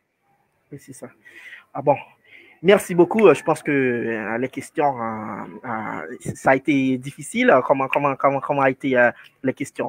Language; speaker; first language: French; non-native, fluent; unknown